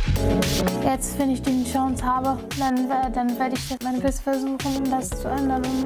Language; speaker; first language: German; non-native, fluent; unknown